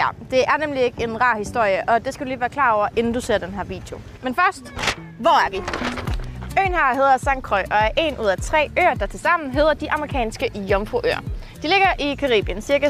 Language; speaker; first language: Danish; native; Danish